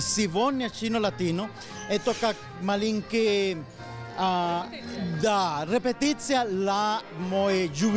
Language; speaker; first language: Ukrainian; non-native, learner; Spanish